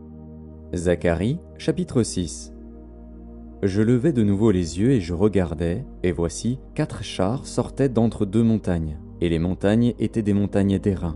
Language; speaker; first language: French; native; French